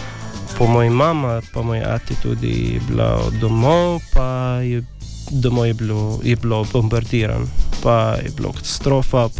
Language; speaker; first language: Slovenian; non-native, learner; Arabic